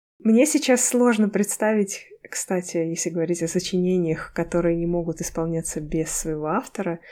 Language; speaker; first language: Russian; native; Russian